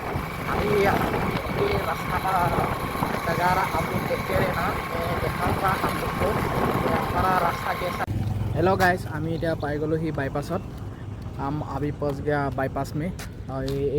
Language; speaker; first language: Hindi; non-native, local second language; Assamese